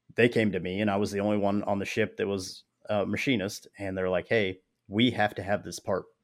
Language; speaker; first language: English; native; English